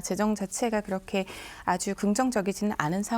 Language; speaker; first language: Korean; native; Korean